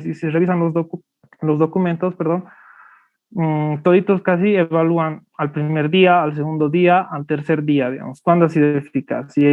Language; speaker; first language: Spanish; native; Spanish